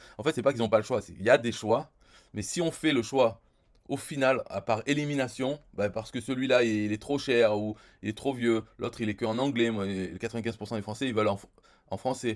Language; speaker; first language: French; native; French